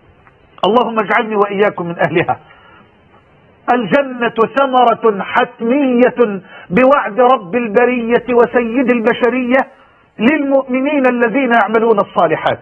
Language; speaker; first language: Arabic; native; Arabic